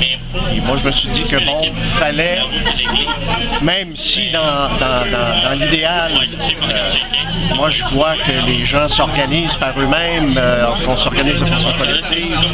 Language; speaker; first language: French; native; French